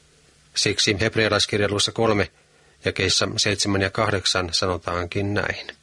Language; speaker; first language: Finnish; native; Finnish